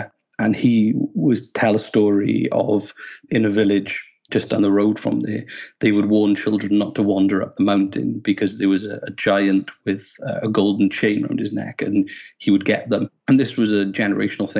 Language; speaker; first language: English; native; English